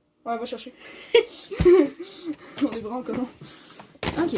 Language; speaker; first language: French; native; French